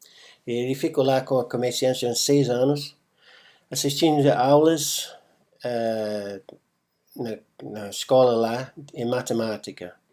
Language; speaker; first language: Portuguese; non-native, fluent; English